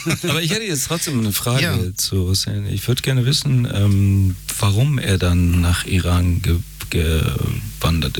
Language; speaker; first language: German; early bilingual, other home language; Persian